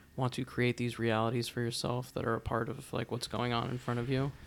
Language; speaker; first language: English; native; English